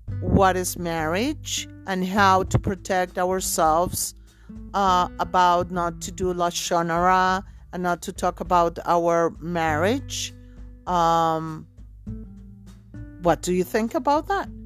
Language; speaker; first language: English; non-native, fluent; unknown